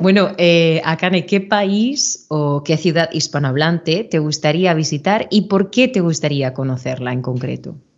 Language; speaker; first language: Spanish; native; Spanish